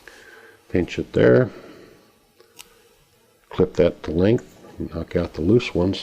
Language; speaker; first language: English; native; English